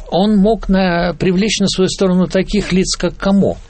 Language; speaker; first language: Russian; native; Russian